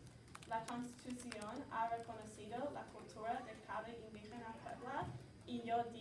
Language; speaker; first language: Spanish; non-native, learner; English